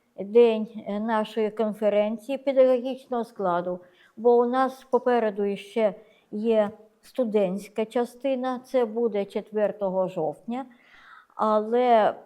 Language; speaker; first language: Ukrainian; native; Ukrainian